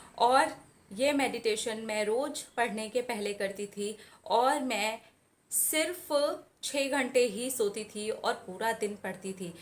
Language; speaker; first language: Hindi; native; Hindi